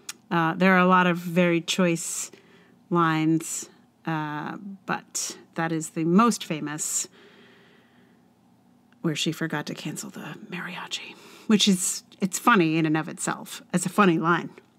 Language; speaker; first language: English; native; English